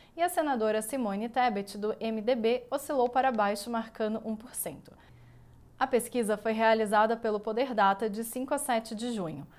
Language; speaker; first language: Portuguese; native; Portuguese